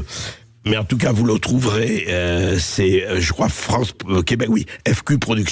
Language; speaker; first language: French; native; French